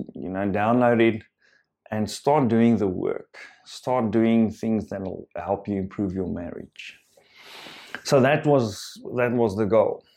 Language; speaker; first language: English; non-native, local second language; Afrikaans